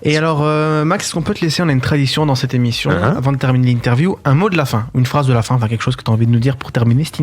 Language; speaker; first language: French; native; French